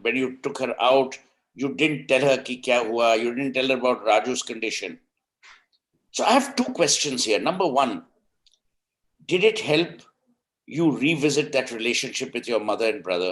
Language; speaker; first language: English; non-native, local second language; Hindi